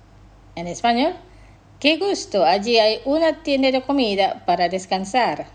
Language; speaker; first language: Spanish; non-native, fluent; Indonesian